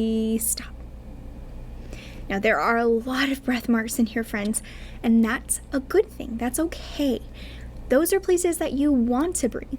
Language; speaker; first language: English; native; English